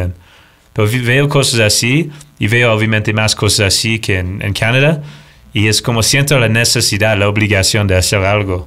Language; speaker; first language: Spanish; non-native, fluent; English